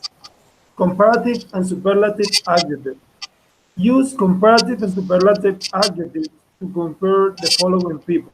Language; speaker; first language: English; non-native, fluent; Spanish